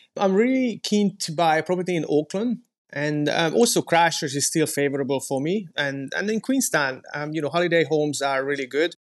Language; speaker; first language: English; non-native, fluent; Hungarian